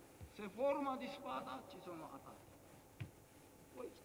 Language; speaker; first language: Italian; non-native, learner; Japanese